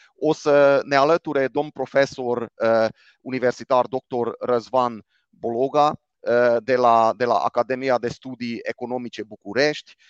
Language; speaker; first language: Romanian; non-native, local second language; Hungarian